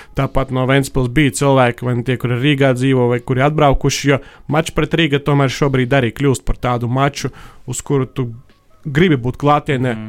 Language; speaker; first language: Latvian; non-native, local second language; Russian